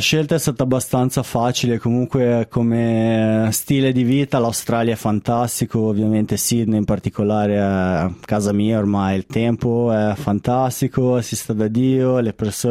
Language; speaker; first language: Italian; native; Italian